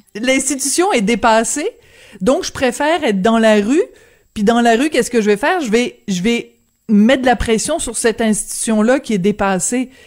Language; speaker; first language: French; native; French